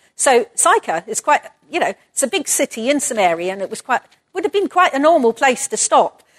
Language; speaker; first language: English; native; English